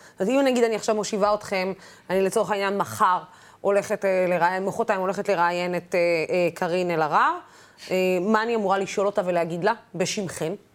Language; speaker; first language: Hebrew; non-native, local second language; Arabic